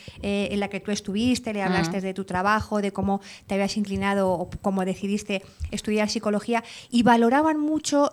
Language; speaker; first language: Spanish; native; Spanish